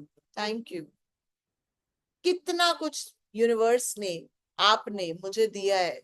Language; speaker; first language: Hindi; native; Hindi